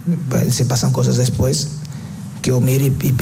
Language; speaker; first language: Spanish; non-native, fluent; Portuguese